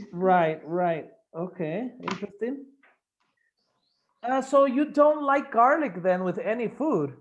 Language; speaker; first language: English; non-native, fluent; Spanish